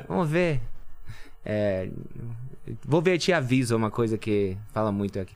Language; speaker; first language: Portuguese; non-native, fluent; English